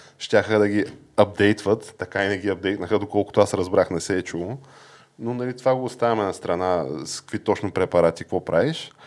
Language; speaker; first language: Bulgarian; native; Bulgarian